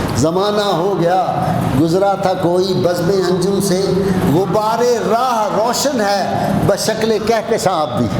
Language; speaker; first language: Urdu; non-native, local second language; Punjabi